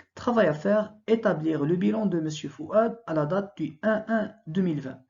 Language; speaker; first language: French; non-native, local second language; Arabic